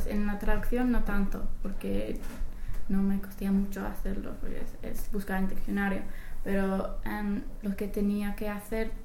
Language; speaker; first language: Spanish; non-native, fluent; English